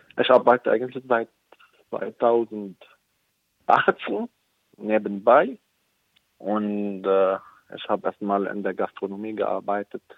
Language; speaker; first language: German; non-native, fluent; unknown